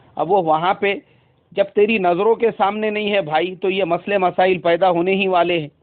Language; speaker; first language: Urdu; native; Urdu